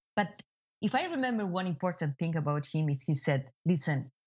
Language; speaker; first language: English; non-native, fluent; Spanish